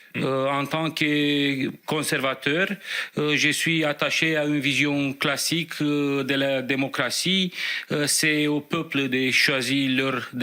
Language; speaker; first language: French; non-native, fluent; Romanian